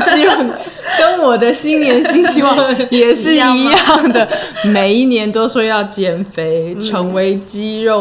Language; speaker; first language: Chinese; non-native, fluent; English